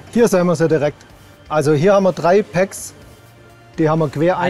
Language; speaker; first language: German; native; German